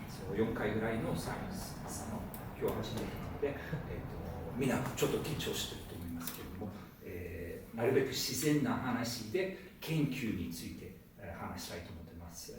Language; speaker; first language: Japanese; non-native, fluent; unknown